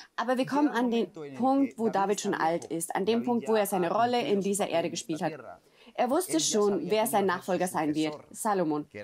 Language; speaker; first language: German; non-native, fluent; Spanish